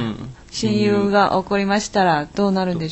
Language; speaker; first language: Japanese; non-native, learner; Chinese